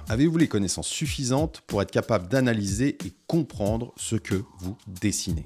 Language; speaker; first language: French; native; French